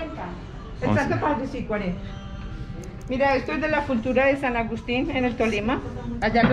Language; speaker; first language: Spanish; native; Spanish